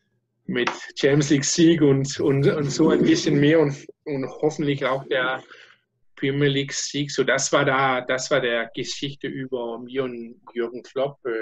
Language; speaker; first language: German; non-native, learner; Danish